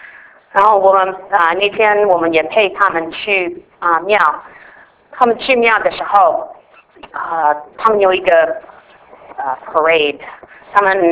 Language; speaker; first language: Chinese; non-native, fluent; English